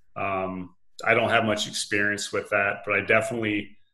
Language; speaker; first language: English; native; English